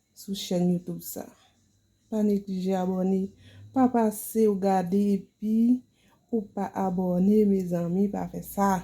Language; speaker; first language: Haitian Creole; native; Haitian Creole